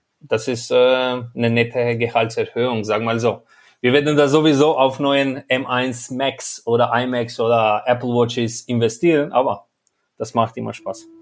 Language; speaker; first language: German; non-native, fluent; Albanian